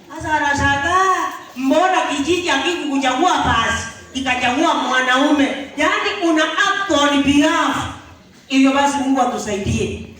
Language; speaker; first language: Swahili; non-native, local second language; Gusii